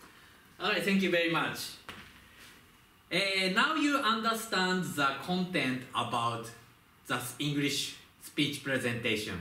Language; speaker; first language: English; non-native, fluent; Japanese